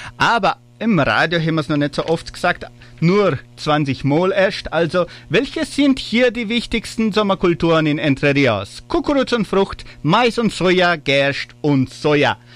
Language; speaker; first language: German; early bilingual, heritage; German